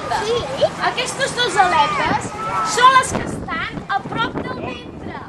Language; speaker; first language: Catalan; native; Catalan